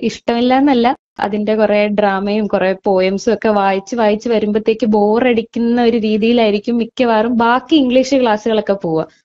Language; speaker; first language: Malayalam; early bilingual, heritage; Malayalam